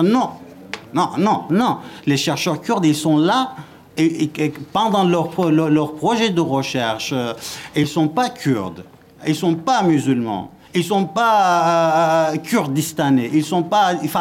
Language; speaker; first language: French; non-native, fluent; Kurdish